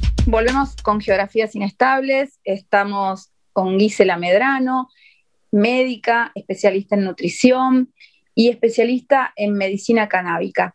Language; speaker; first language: Spanish; native; Spanish